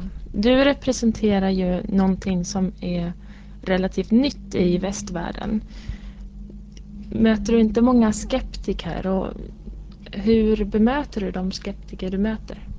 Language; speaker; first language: Swedish; native; Swedish